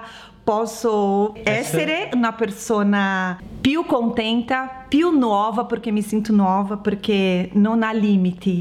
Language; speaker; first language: Italian; non-native, learner; Portuguese